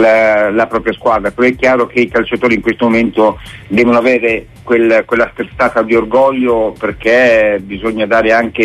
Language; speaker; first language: Italian; native; Italian